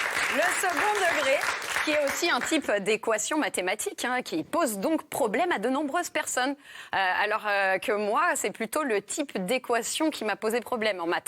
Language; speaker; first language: French; native; French